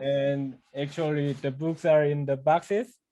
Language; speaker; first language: English; non-native, fluent; Korean